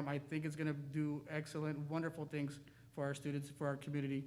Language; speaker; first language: English; native; English